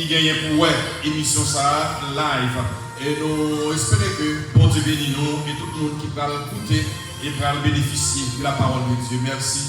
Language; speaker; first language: French; non-native, local second language; Haitian Creole